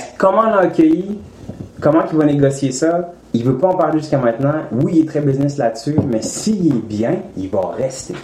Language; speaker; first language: French; native; French